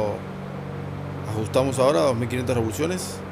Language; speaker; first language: Spanish; native; Spanish